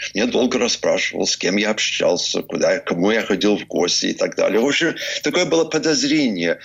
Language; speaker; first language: Russian; early bilingual, heritage; Russian